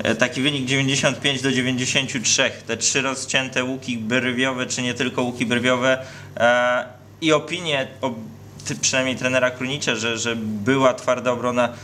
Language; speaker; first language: Polish; native; Polish